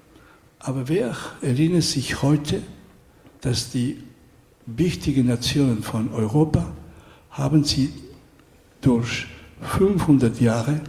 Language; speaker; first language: German; non-native, fluent; Spanish